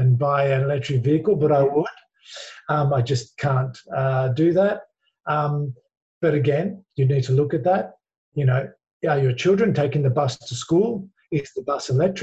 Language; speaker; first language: English; native; English